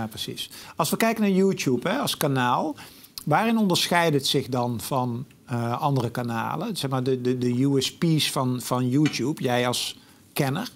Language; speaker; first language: Dutch; native; Dutch